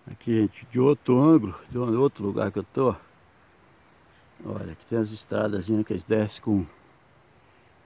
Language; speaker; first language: Portuguese; native; Portuguese